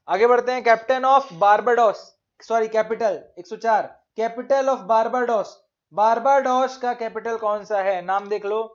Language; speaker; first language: Hindi; native; Hindi